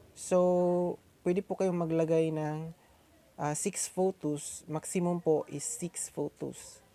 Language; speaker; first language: Filipino; non-native, local second language; Cebuano